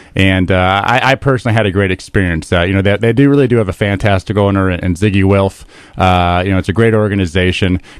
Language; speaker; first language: English; native; English